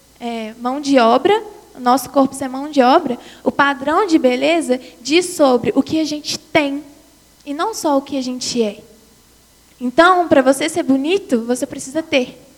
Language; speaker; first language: Portuguese; native; Portuguese